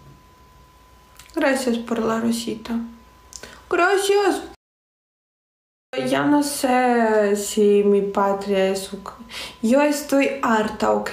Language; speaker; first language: Spanish; non-native, fluent; Russian